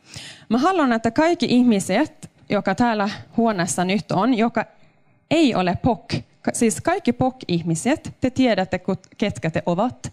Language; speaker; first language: Finnish; non-native, local second language; Swedish